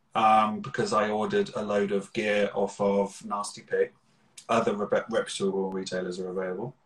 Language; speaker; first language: English; native; English